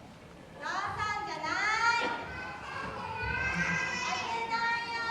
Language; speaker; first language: Japanese; native; Japanese